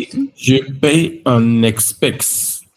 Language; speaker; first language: French; non-native, fluent; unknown